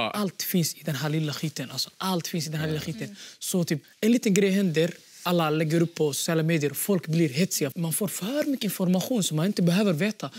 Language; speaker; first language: Swedish; early bilingual, other home language; Somali